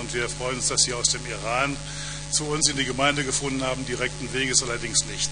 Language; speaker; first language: German; native; German